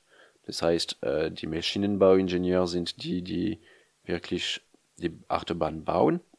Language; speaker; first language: German; non-native, fluent; French